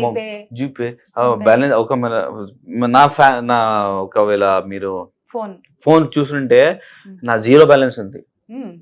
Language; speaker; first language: Telugu; non-native, local second language; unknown